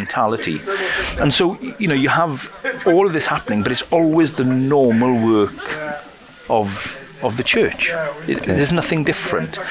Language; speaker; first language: English; native; English